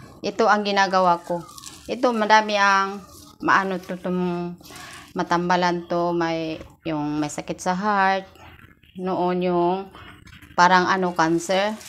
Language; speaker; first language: Filipino; non-native, local second language; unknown